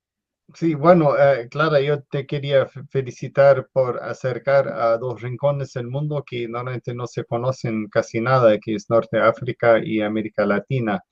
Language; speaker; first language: Spanish; non-native, fluent; English